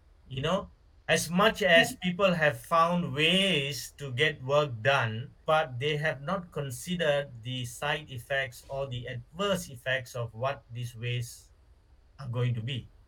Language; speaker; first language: English; non-native, local second language; Tamil